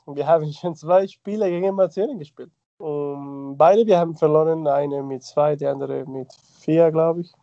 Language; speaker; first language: German; non-native, fluent; Spanish